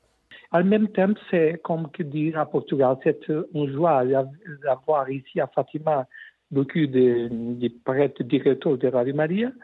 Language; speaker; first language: French; non-native, learner; Portuguese